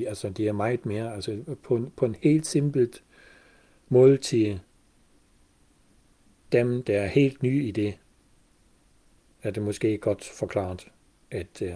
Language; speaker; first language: Danish; non-native, fluent; German